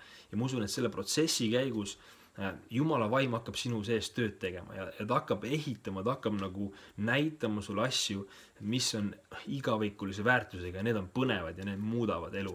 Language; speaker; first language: Estonian; native; Estonian